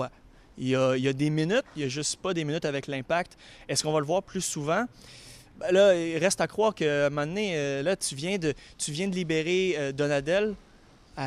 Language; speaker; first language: French; native; French